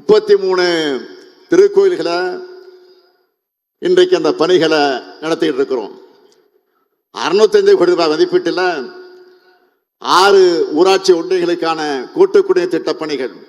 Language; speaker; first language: Tamil; native; Tamil